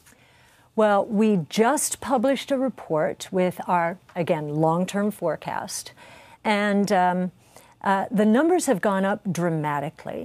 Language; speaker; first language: English; native; English